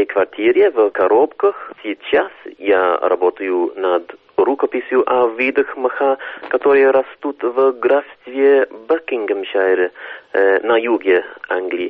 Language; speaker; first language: Russian; non-native, fluent; English